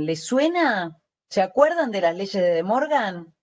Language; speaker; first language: Spanish; native; Spanish